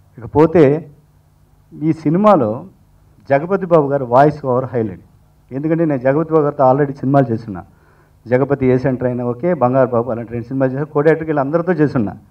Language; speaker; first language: Telugu; native; Telugu